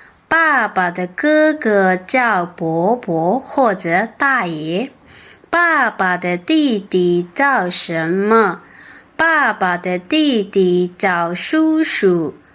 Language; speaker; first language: Chinese; non-native, fluent; Burmese